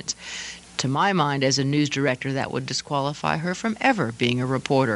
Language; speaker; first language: English; native; English